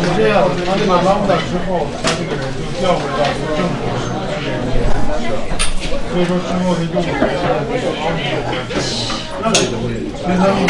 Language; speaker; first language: Chinese; native; Chinese